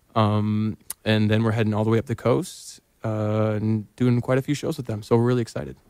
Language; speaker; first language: English; native; English